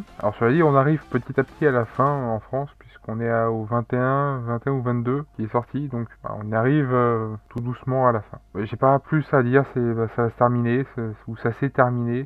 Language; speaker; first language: French; native; French